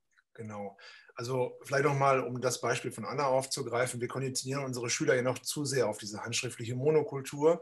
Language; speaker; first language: German; native; German